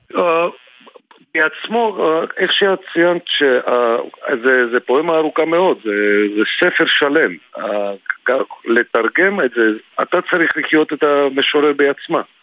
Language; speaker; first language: Hebrew; non-native, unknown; Georgian